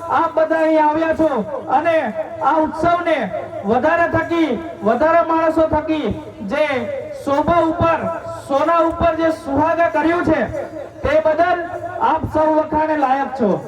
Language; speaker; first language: Gujarati; native; Gujarati